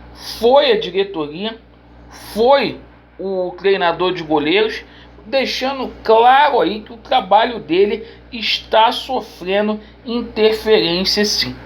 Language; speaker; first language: Portuguese; native; Portuguese